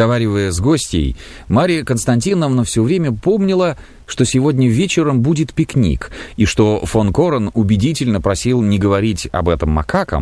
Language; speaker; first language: Russian; native; Russian